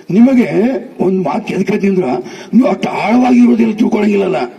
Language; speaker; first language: Kannada; non-native, local second language; Urdu